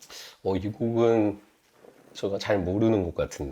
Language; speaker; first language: Korean; native; Korean